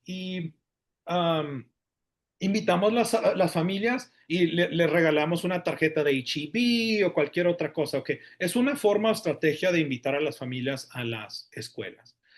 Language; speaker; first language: Spanish; early bilingual, heritage; Spanish